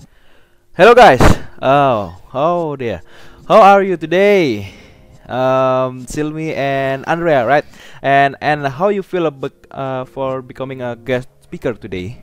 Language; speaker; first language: English; non-native, learner; Indonesian